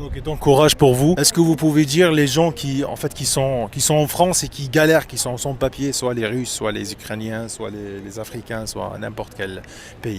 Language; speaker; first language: French; non-native, local second language; Arabic